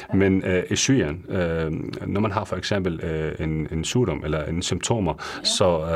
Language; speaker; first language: Danish; non-native, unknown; Arabic